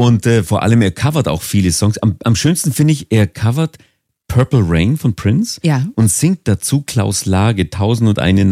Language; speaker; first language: German; native; German